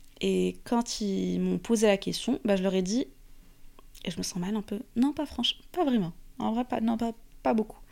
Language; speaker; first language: French; non-native, fluent; Arabic